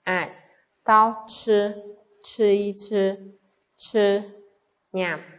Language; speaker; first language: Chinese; non-native, fluent; Khmer